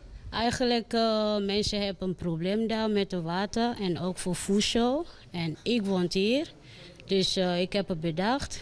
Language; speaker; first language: Dutch; non-native, learner; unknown